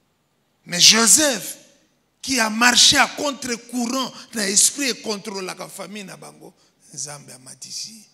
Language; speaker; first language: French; non-native, local second language; Lingala